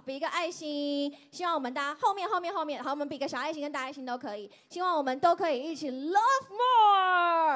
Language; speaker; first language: Chinese; native; Chinese